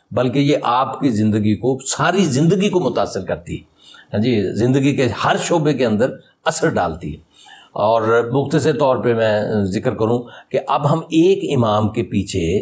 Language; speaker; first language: Urdu; native; Urdu